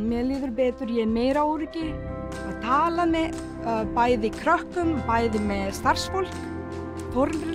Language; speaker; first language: Icelandic; non-native, learner; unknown